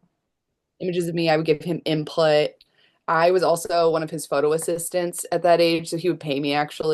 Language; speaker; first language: English; native; English